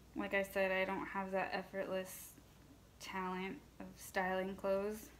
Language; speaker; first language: English; native; English